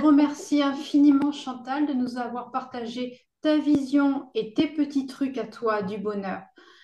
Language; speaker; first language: French; native; French